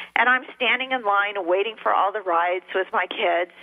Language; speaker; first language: English; early bilingual, other home language; Spanish